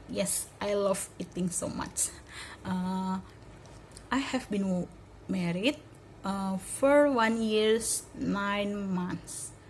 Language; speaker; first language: English; non-native, learner; Indonesian